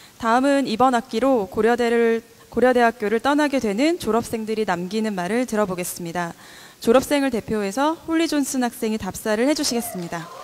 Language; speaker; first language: Korean; native; Korean